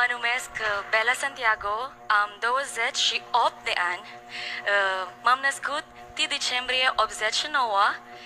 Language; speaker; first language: Romanian; non-native, learner; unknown